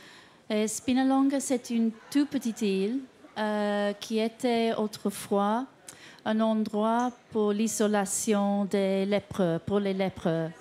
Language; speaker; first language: French; non-native, fluent; English